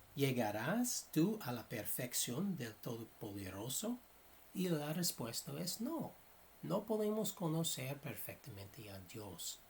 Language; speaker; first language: Spanish; non-native, fluent; English